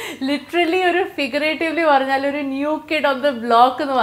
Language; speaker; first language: English; non-native, local second language; Malayalam